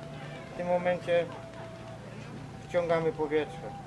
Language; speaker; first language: Polish; non-native, fluent; Vietnamese